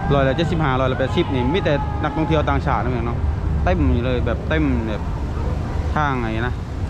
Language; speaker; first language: Thai; native; Thai